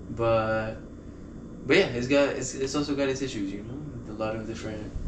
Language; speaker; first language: English; early bilingual, other home language; Spanish